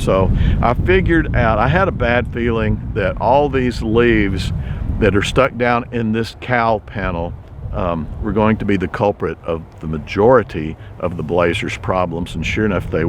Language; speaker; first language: English; native; English